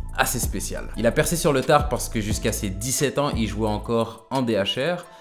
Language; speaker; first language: French; native; French